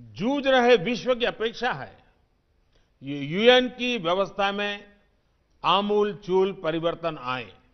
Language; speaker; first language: Hindi; non-native, local second language; Gujarati